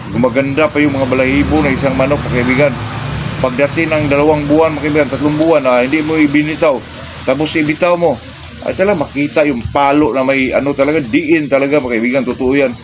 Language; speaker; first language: Filipino; non-native, local second language; Cebuano